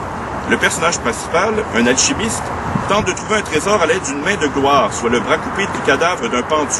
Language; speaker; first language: French; native; French